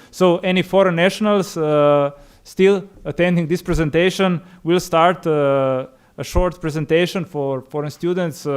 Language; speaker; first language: English; non-native, fluent; Slovenian